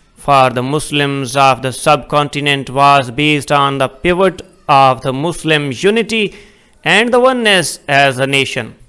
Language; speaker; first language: English; non-native, local second language; Urdu